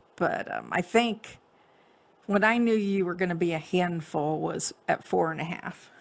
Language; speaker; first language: English; native; English